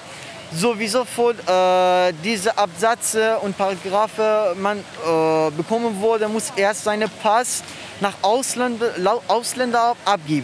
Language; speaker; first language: German; non-native, learner; Persian